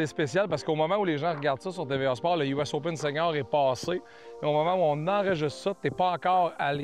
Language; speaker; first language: French; native; French